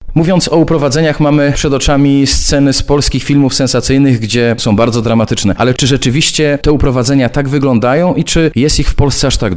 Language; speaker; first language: Polish; native; Polish